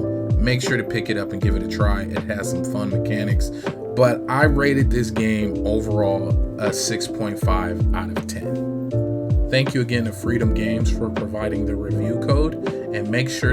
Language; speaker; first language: English; native; English